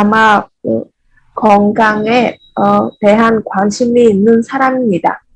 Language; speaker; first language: Korean; non-native, learner; Vietnamese